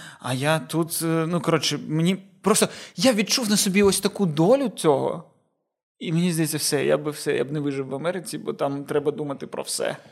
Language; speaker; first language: Ukrainian; non-native, local second language; Russian